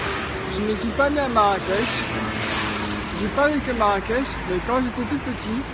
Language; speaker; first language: French; non-native, local second language; Arabic